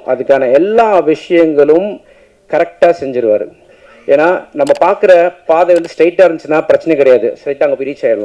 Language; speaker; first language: Tamil; native; Tamil